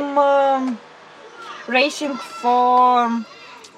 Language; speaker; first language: English; non-native, learner; Russian